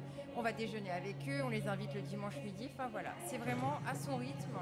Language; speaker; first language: French; native; French